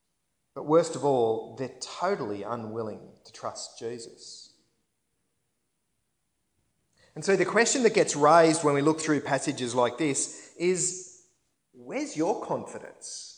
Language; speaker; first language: English; native; English